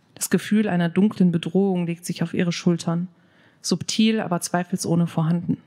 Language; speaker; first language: German; native; German